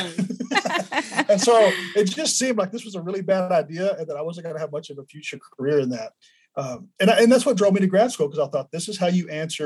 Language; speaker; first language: English; native; English